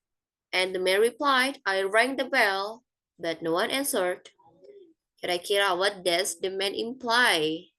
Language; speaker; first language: English; non-native, fluent; Indonesian